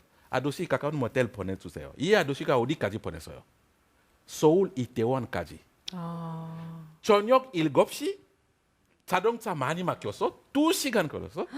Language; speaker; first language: Korean; non-native, learner; French